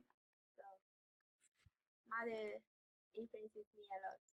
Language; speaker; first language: English; non-native, learner; Japanese